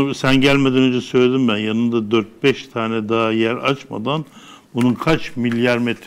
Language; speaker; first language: Turkish; native; Turkish